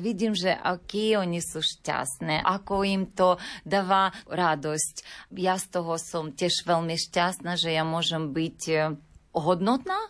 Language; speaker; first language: Slovak; non-native, learner; Ukrainian